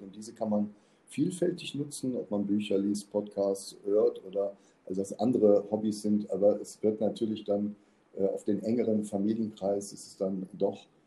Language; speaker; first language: German; native; German